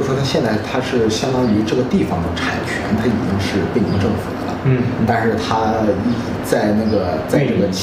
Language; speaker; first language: Chinese; native; Chinese